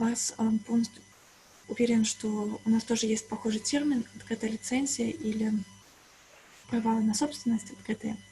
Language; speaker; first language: Russian; native; Russian